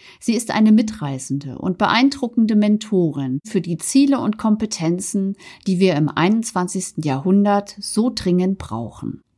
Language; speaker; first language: German; native; German